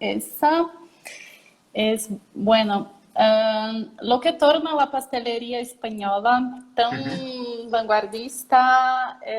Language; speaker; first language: Spanish; non-native, learner; Portuguese